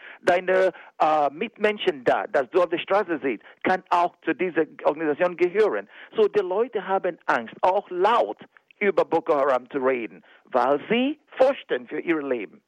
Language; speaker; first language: German; non-native, fluent; Igbo